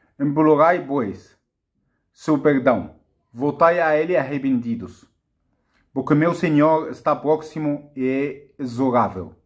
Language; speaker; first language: Portuguese; non-native, fluent; Arabic